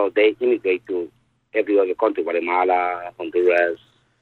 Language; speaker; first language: English; non-native, fluent; Spanish